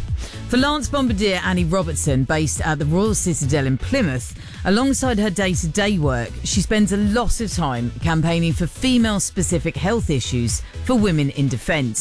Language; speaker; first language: English; native; English